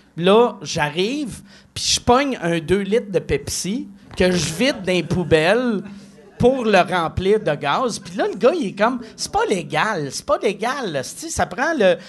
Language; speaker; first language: French; native; French